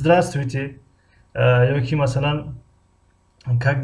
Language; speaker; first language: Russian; non-native, local second language; Tajik